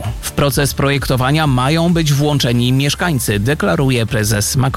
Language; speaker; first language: Polish; native; Polish